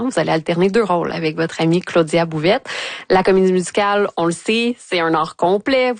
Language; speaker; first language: French; native; French